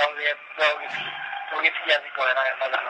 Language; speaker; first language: Czech; non-native, local second language; Romany